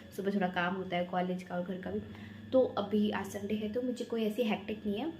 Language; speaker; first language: Hindi; native; Hindi